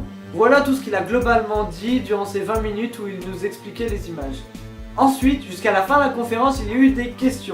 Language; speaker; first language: French; native; French